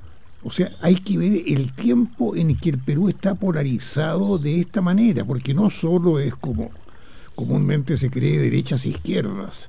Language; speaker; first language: Spanish; native; Spanish